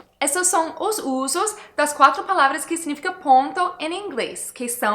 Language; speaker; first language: Portuguese; non-native, fluent; English